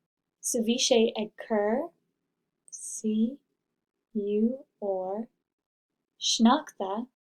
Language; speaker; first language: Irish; non-native, local second language; English